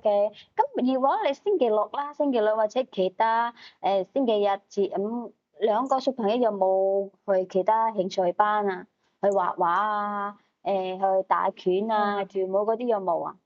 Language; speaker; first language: Cantonese; native; Cantonese